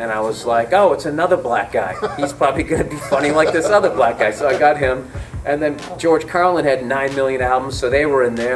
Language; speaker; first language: English; native; English